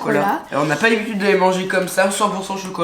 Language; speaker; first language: French; native; French